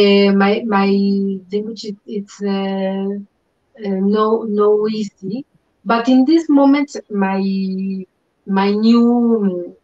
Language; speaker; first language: English; non-native, learner; Spanish